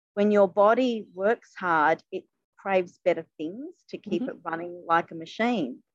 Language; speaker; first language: English; native; English